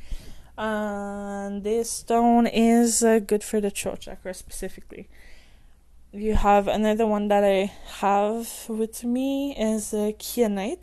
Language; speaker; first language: English; non-native, fluent; French